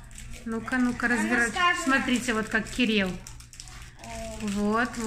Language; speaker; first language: Russian; native; Russian